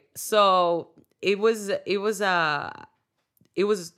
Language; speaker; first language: English; non-native, fluent; Spanish